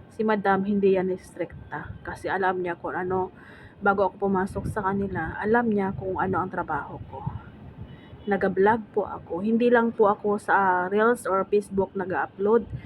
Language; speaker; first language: Filipino; non-native, local second language; Hiligaynon